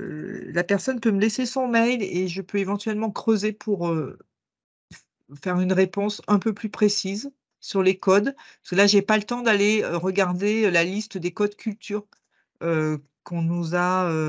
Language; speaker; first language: French; native; French